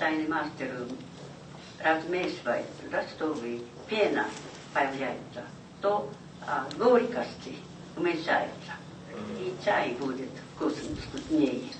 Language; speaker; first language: Russian; non-native, fluent; Japanese